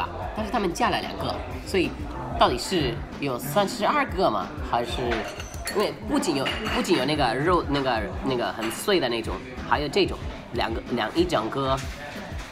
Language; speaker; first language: Chinese; non-native, fluent; English